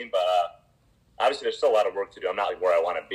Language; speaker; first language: English; native; English